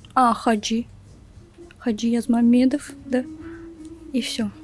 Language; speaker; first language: Russian; non-native, local second language; Turkmen